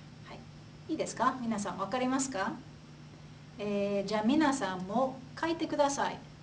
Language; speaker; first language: Japanese; non-native, fluent; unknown